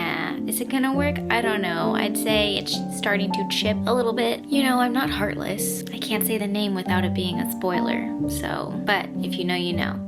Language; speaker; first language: English; native; English